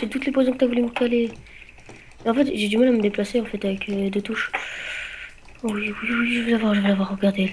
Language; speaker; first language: French; native; French